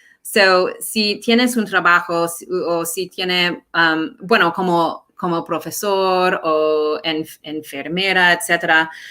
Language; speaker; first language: Spanish; non-native, fluent; English